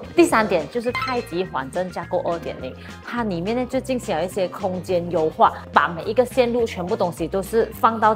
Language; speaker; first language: Chinese; native; Chinese